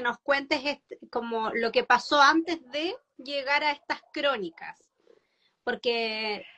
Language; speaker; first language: Spanish; native; Spanish